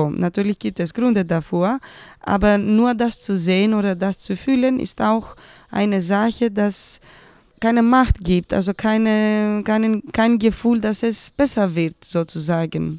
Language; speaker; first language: German; non-native, fluent; Greek